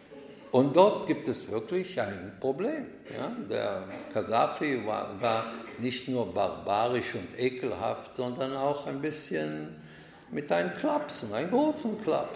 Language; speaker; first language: German; non-native, fluent; Hebrew